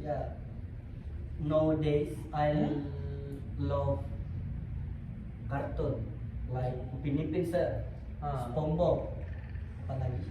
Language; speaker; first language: English; non-native, learner; Indonesian